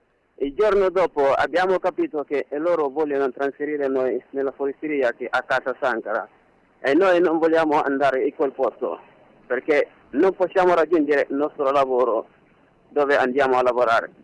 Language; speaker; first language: Italian; non-native, learner; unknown